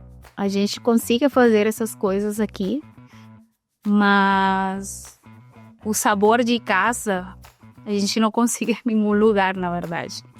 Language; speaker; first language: Portuguese; non-native, fluent; Spanish